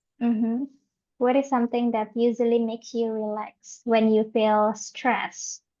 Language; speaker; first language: English; non-native, fluent; Indonesian